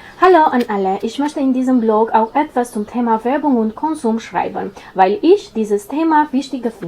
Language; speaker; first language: German; non-native, fluent; Albanian